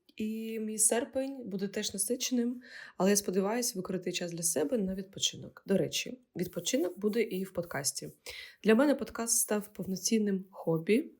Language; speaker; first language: Ukrainian; non-native, local second language; Russian